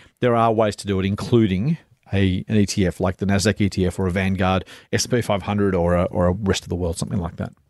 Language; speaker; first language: English; native; English